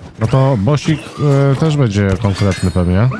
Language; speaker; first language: Polish; native; Polish